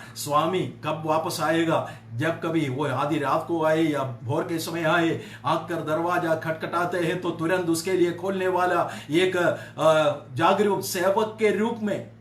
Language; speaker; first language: Hindi; non-native, local second language; Malayalam